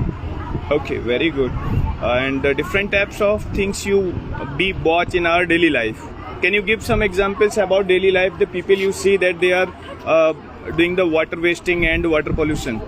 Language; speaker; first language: English; non-native, local second language; Hindi